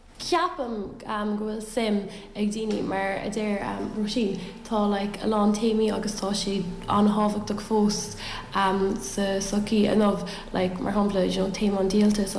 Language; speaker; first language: Irish; non-native, local second language; English